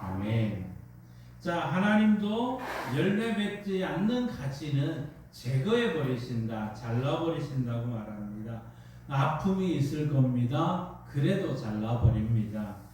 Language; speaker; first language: Korean; native; Korean